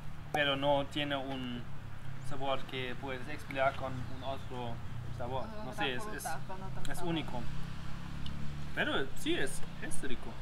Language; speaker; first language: Spanish; non-native, learner; German